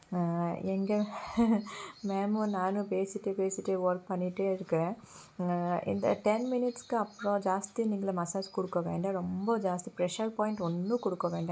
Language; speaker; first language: Tamil; non-native, fluent; Assamese